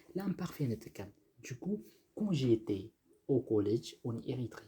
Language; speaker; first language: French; non-native, fluent; Tigrinya